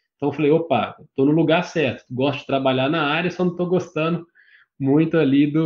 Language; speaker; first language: Portuguese; native; Portuguese